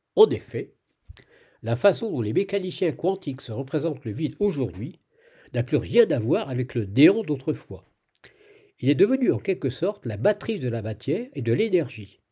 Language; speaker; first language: French; native; French